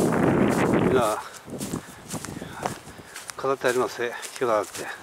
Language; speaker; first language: Japanese; native; Japanese